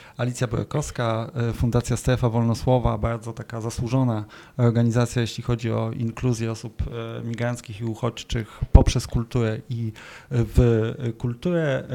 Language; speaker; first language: Polish; native; Polish